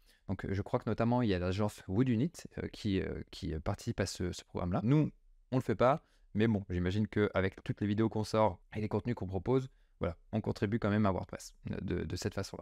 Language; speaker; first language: French; native; French